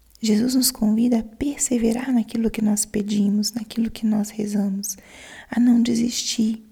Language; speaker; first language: Portuguese; native; Portuguese